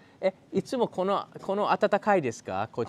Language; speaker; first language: Japanese; non-native, learner; English